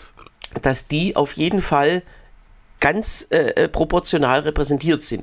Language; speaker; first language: German; native; German